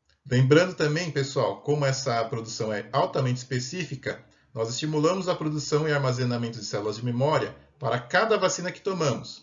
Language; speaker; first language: Portuguese; native; Portuguese